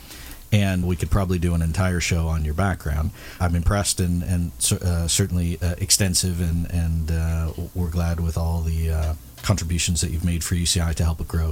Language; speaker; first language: English; native; English